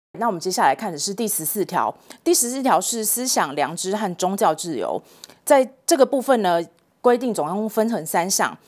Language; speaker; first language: Chinese; native; Chinese